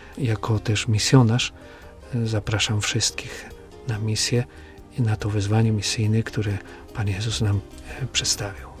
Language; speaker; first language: Polish; native; Polish